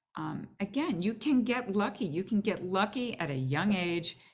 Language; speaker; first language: English; native; English